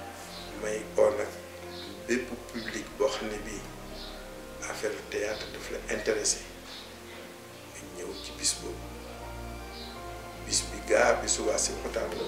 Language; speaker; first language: French; non-native, local second language; Wolof